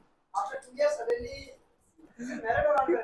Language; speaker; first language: English; non-native, local second language; Bangla